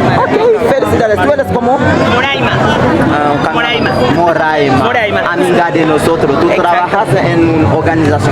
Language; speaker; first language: Spanish; non-native, learner; Haitian Creole